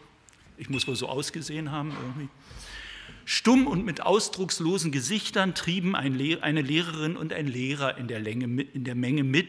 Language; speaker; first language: German; native; German